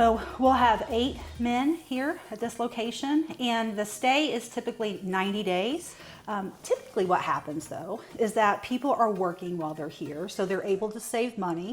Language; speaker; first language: English; native; English